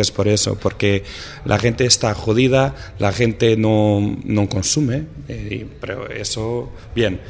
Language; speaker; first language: Spanish; non-native, fluent; Portuguese